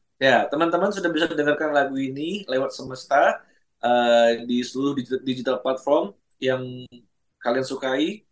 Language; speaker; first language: Indonesian; non-native, local second language; Minangkabau